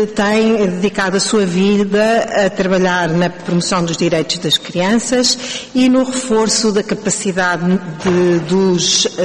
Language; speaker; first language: Portuguese; native; Portuguese